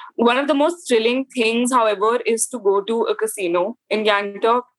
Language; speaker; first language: English; non-native, local second language; Hindi